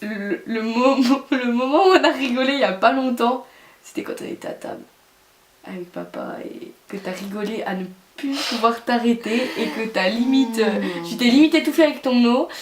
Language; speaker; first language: French; native; French